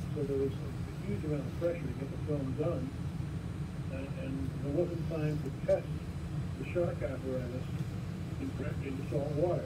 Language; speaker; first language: English; native; English